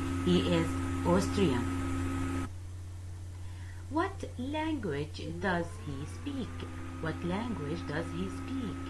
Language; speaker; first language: English; non-native, fluent; Arabic